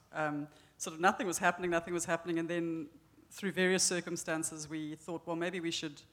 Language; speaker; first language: English; native; English